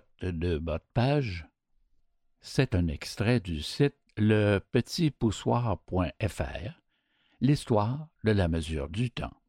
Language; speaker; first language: French; native; French